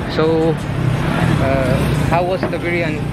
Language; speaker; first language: English; non-native, local second language; Hindi